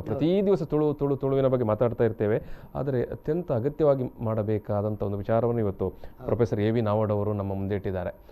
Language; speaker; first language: Kannada; non-native, local second language; Tulu